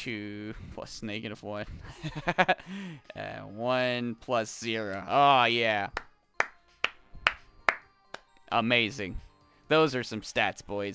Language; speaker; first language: English; native; English